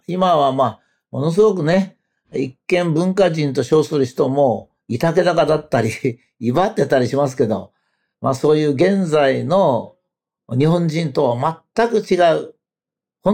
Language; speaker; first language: Japanese; native; Japanese